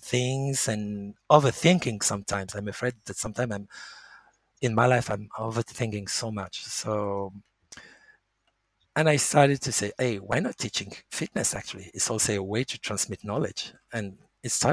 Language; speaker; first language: English; non-native, fluent; French